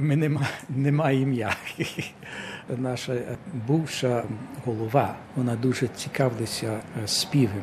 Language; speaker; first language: Ukrainian; early bilingual, heritage; Ukrainian